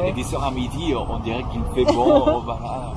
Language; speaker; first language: French; non-native, fluent; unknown